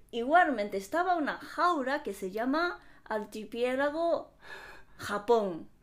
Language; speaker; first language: Spanish; non-native, fluent; Japanese